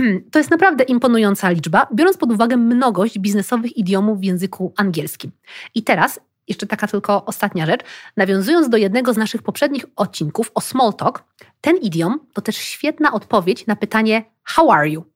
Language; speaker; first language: Polish; early bilingual, heritage; Polish